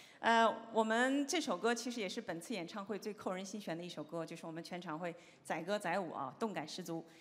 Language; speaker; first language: Chinese; native; Chinese